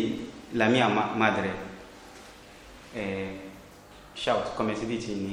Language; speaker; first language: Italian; non-native, learner; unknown